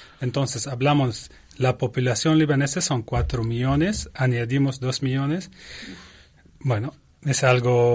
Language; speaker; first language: Spanish; non-native, learner; Arabic